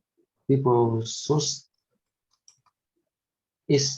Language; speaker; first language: English; non-native, learner; Vietnamese